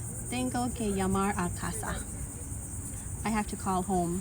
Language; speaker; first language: Spanish; non-native, learner; Lao